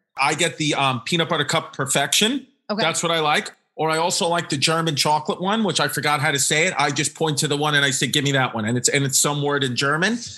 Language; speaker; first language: English; native; English